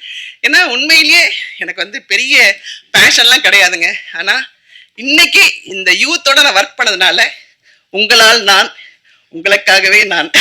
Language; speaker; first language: Tamil; native; Tamil